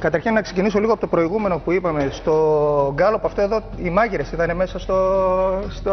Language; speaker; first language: Greek; native; Greek